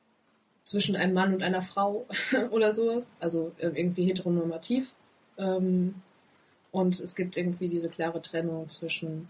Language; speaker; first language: German; native; German